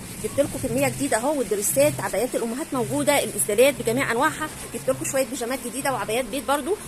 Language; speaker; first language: Arabic; native; Arabic